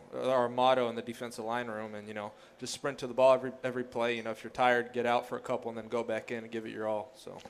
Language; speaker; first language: English; early bilingual, other home language; Greek